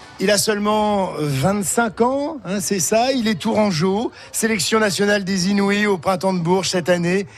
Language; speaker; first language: French; native; French